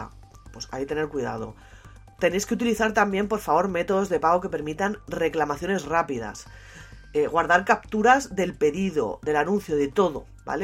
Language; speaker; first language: Spanish; native; Spanish